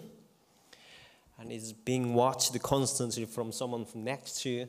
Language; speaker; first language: English; non-native, fluent; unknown